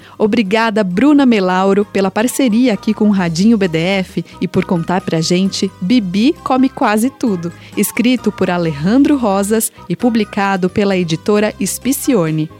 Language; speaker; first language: Portuguese; native; Portuguese